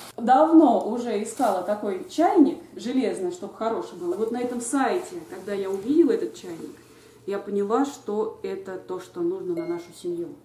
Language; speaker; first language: Russian; native; Russian